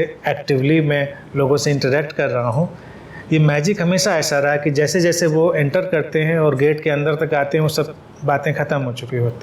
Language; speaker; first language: Hindi; native; Hindi